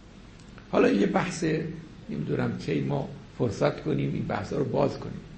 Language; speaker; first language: Persian; native; Persian